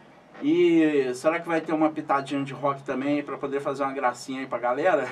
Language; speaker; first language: Portuguese; native; Portuguese